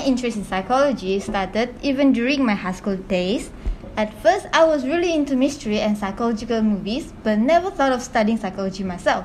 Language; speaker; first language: English; non-native, local second language; Malay